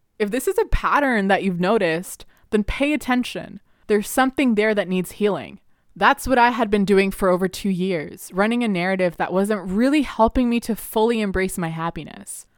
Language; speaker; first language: English; early bilingual, other home language; Spanish